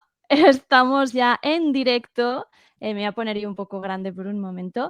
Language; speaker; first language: Spanish; native; Spanish